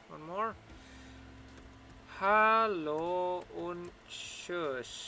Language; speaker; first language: German; non-native, learner; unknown